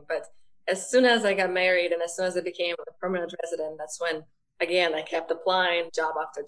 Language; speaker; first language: English; non-native, fluent; Ukrainian